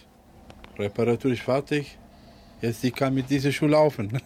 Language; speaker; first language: German; early bilingual, other home language; Turkish